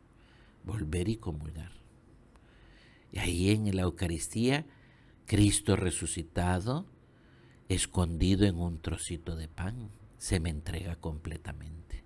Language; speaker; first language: Spanish; native; Spanish